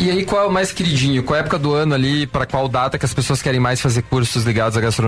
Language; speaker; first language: Portuguese; native; Portuguese